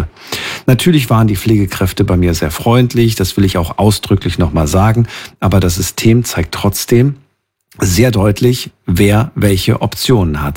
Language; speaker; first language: German; native; German